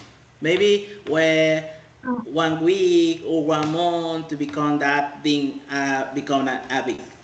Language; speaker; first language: English; non-native, fluent; Spanish